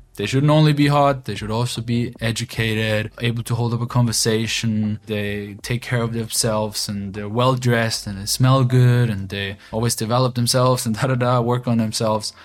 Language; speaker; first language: English; non-native, fluent; German